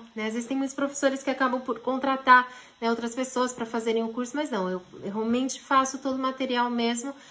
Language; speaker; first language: Portuguese; early bilingual, heritage; Japanese